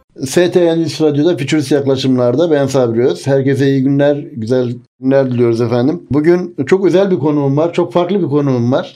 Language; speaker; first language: Turkish; native; Turkish